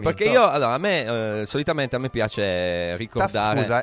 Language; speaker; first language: Italian; native; Italian